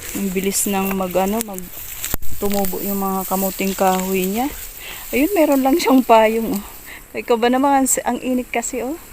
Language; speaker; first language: Filipino; native; Filipino